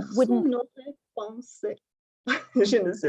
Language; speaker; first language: French; non-native, fluent; Czech